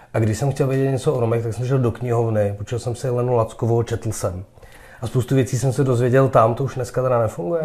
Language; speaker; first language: Czech; native; Czech